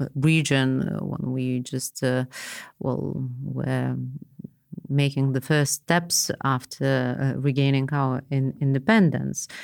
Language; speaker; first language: English; non-native, fluent; Lithuanian